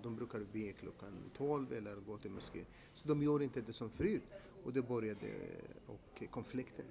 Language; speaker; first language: Swedish; non-native, fluent; Arabic